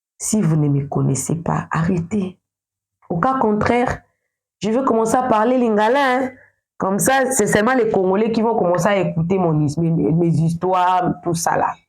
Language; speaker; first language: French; non-native, local second language; Lingala